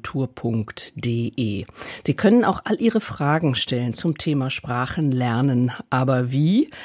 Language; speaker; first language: German; native; German